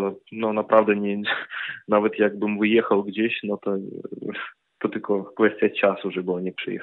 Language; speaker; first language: Polish; non-native, fluent; Ukrainian